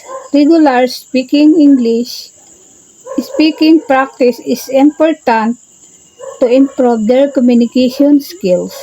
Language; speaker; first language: English; non-native, local second language; Filipino